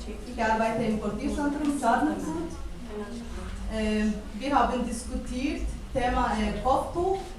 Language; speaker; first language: German; non-native, learner; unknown